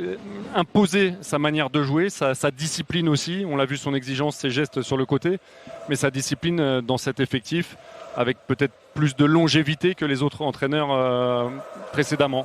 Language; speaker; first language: French; native; French